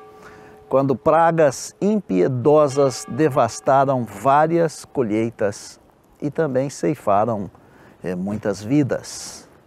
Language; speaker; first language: Portuguese; native; Portuguese